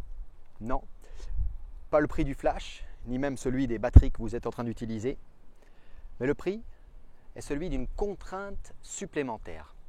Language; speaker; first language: French; native; French